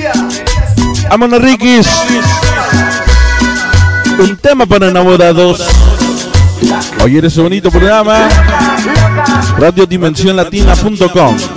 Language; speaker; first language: Spanish; native; Spanish